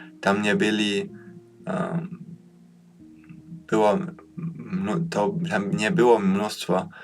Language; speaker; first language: Polish; early bilingual, heritage; Polish